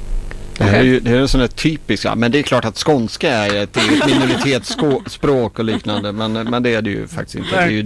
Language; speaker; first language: Swedish; native; Swedish